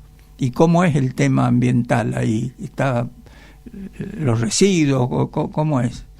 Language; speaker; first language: Spanish; native; Spanish